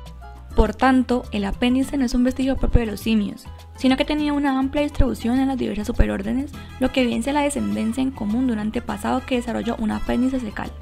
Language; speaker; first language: Spanish; native; Spanish